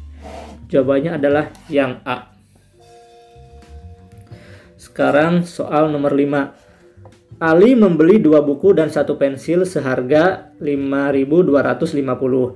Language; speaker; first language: Indonesian; native; Indonesian